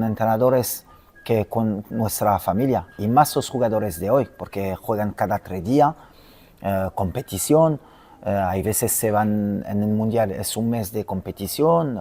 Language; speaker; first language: Spanish; non-native, fluent; French